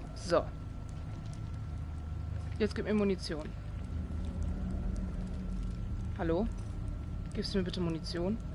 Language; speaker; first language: German; native; German